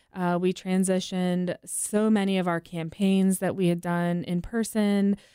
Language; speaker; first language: English; native; English